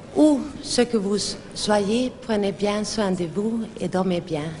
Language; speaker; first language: French; non-native, fluent; Swedish